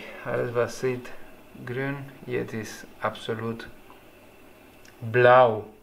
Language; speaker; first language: German; non-native, learner; Spanish